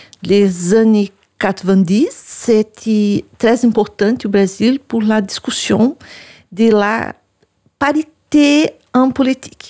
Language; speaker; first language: French; non-native, learner; Portuguese